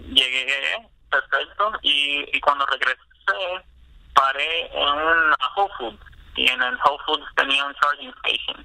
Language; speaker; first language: Spanish; early bilingual, other home language; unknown